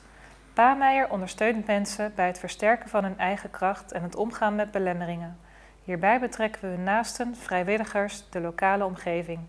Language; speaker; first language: Dutch; native; Dutch